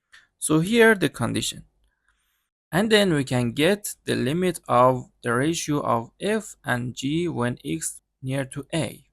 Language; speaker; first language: English; non-native, learner; Persian